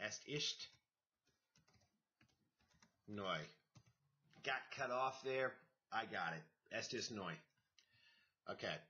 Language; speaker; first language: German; non-native, learner; English